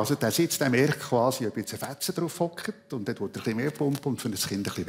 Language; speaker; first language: German; native; German